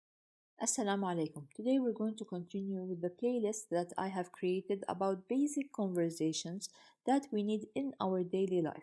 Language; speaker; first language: English; non-native, fluent; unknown